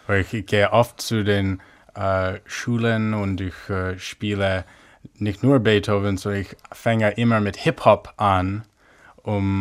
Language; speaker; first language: German; non-native, fluent; English